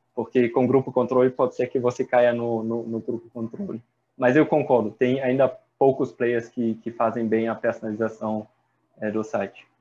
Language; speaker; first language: Portuguese; non-native, fluent; German